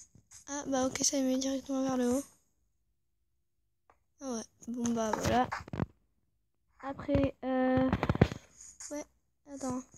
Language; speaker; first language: French; native; French